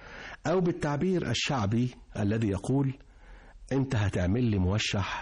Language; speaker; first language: Arabic; native; Arabic